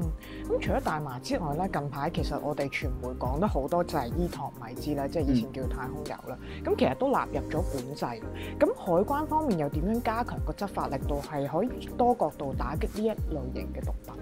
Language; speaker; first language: Cantonese; native; Cantonese